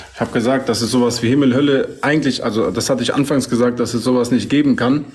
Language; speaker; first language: German; native; German